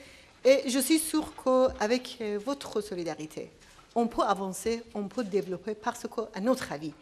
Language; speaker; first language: French; non-native, fluent; Persian